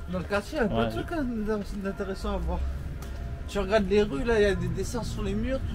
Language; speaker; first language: French; native; French